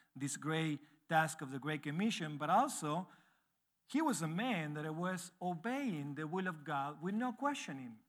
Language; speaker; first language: English; non-native, fluent; Spanish